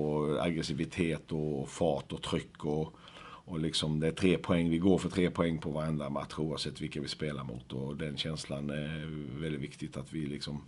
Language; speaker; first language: Swedish; native; Swedish